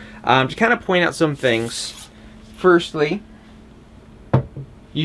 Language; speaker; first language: English; native; English